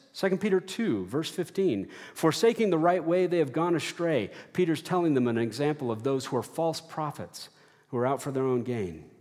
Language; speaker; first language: English; native; English